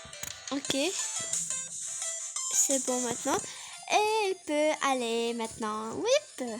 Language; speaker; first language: French; non-native, learner; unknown